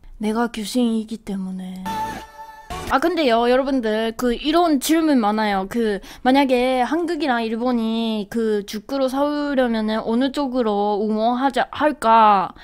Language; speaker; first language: Korean; non-native, fluent; Japanese